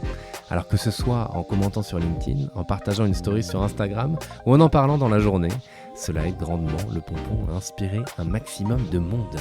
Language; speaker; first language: French; native; French